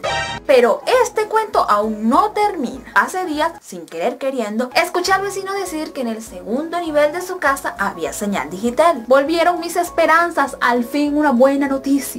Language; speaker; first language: Spanish; native; Spanish